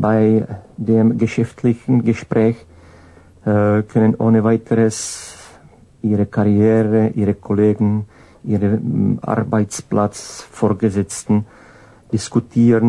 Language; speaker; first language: German; non-native, fluent; Czech